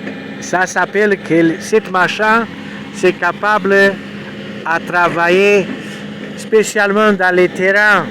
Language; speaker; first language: French; non-native, learner; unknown